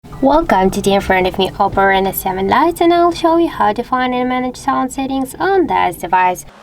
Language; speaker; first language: English; non-native, fluent; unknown